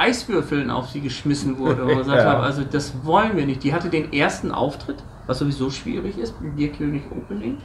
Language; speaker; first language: German; native; German